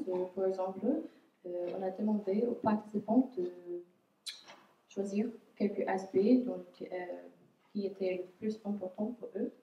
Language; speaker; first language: French; non-native, fluent; English